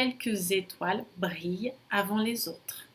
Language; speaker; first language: French; non-native, fluent; Portuguese